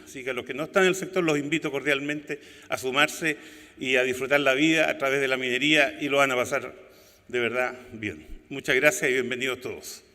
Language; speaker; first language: Spanish; native; Spanish